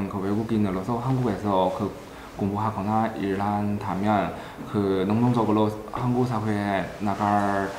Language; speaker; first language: Korean; non-native, learner; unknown